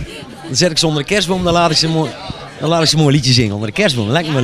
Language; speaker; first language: Dutch; native; Dutch